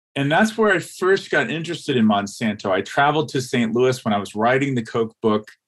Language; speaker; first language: English; native; English